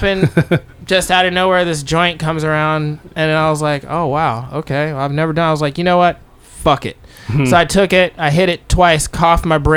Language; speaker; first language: English; non-native, fluent; French